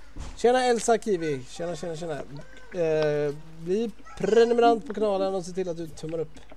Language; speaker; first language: Swedish; native; Swedish